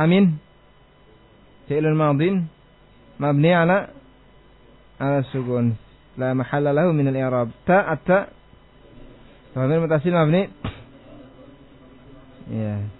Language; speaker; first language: Arabic; non-native, fluent; Indonesian